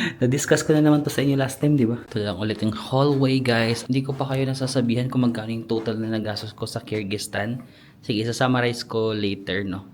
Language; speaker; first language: Filipino; native; Filipino